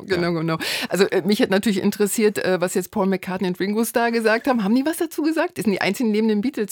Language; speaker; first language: German; native; German